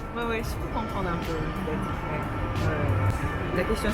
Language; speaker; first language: French; non-native, fluent; Japanese